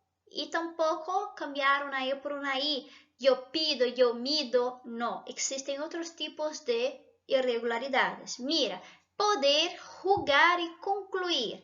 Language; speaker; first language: Spanish; non-native, fluent; Portuguese